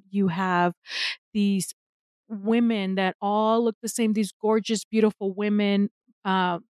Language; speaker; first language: English; non-native, fluent; Spanish